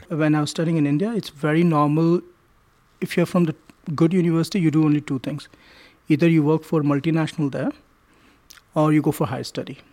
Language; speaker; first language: English; non-native, local second language; Hindi